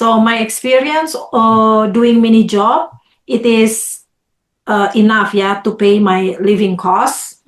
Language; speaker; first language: English; non-native, fluent; Indonesian